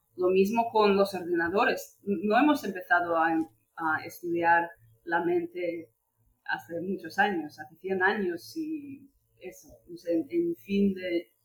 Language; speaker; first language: Spanish; non-native, fluent; Russian